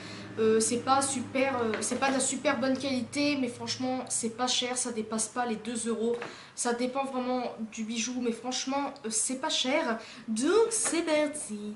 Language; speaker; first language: French; native; French